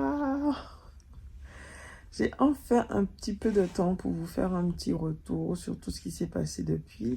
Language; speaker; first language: French; native; French